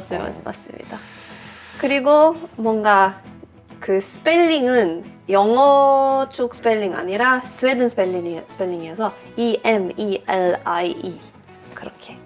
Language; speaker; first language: Korean; non-native, fluent; Swedish